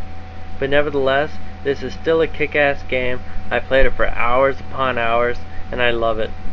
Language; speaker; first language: English; native; English